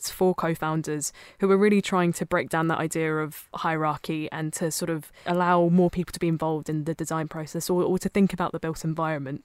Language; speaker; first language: English; native; English